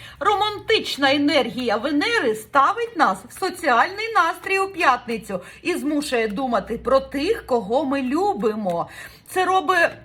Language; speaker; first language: Ukrainian; non-native, local second language; Russian